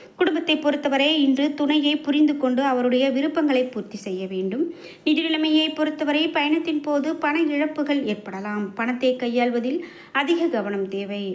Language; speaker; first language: Tamil; native; Tamil